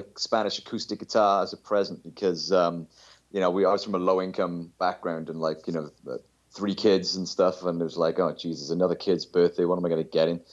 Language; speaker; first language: English; native; English